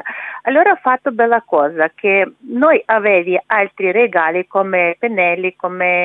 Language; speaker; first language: Italian; non-native, learner; Ukrainian